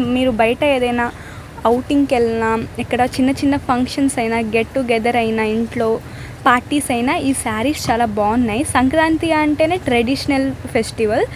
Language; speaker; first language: Telugu; non-native, local second language; Urdu